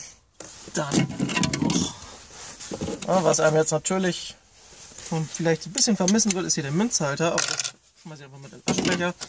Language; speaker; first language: German; native; German